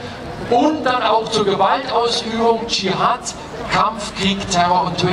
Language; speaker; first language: German; native; German